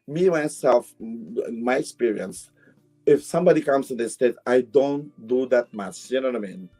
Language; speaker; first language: English; non-native, local second language; Filipino